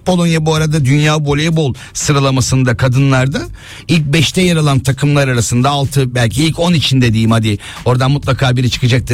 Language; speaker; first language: Turkish; native; Turkish